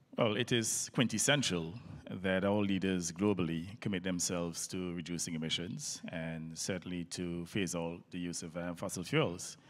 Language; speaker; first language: English; native; English